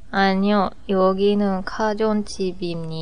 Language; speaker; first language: Korean; non-native, learner; Japanese